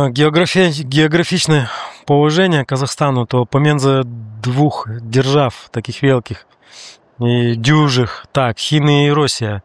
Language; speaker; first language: Polish; non-native, learner; Russian